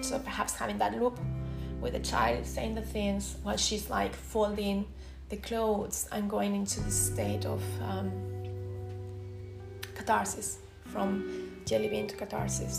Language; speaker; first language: English; non-native, fluent; Spanish